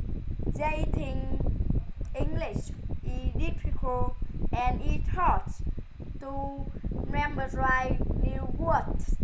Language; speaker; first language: English; non-native, learner; Vietnamese